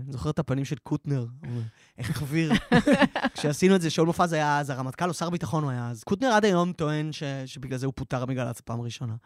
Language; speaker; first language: Hebrew; native; Hebrew